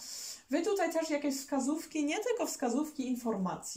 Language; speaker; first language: Polish; early bilingual, heritage; German